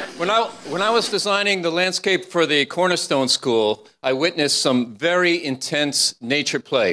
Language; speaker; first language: English; native; English